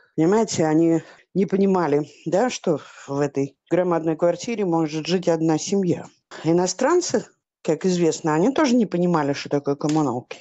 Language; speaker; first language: Russian; native; Russian